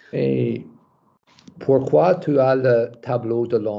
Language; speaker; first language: French; non-native, learner; English